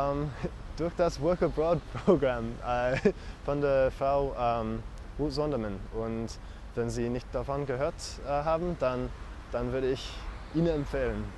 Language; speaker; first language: German; non-native, fluent; English